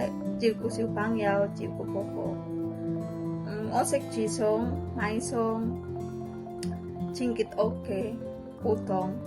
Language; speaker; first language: Cantonese; non-native, learner; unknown